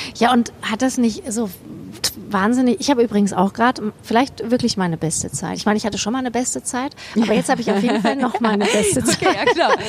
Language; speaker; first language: German; native; German